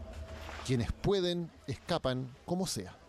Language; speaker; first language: Spanish; native; Spanish